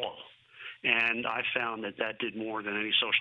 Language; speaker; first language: English; native; English